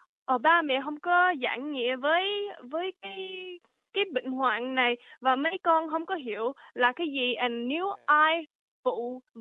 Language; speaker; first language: Vietnamese; early bilingual, heritage; Vietnamese